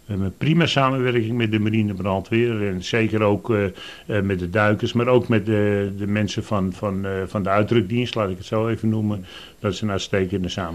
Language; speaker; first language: Dutch; native; Dutch